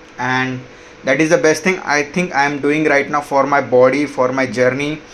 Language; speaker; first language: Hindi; non-native, local second language; Marathi